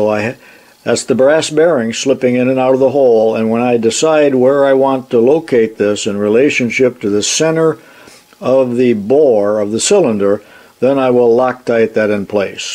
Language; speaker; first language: English; native; English